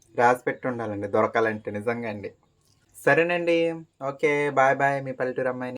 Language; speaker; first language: Telugu; native; Telugu